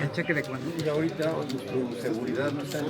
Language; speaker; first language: Spanish; native; Spanish